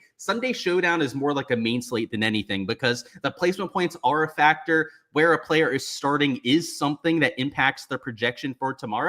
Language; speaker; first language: English; native; English